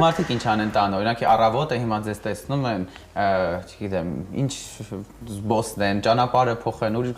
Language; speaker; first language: Armenian; native; Armenian